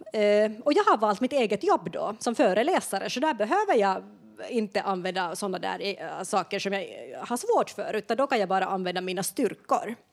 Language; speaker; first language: Swedish; non-native, local second language; Finnish